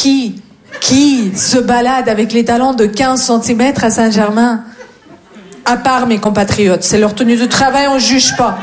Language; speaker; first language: French; non-native, fluent; Russian